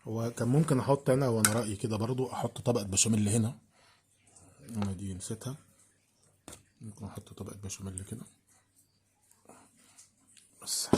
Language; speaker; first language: Arabic; native; Arabic